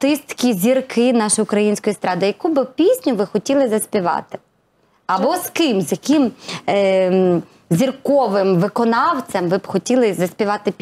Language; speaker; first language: Ukrainian; native; Ukrainian